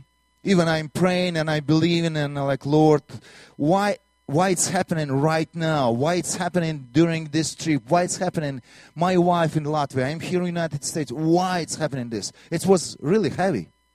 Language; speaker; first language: English; non-native, learner; Russian